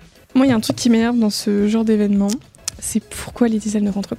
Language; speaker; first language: French; native; French